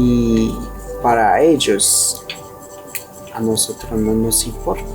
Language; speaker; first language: Spanish; non-native, local second language; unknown